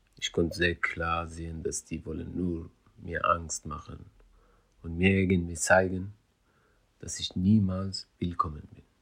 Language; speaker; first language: German; non-native, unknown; Persian